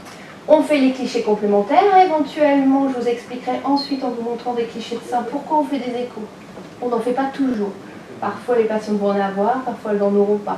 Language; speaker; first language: French; native; French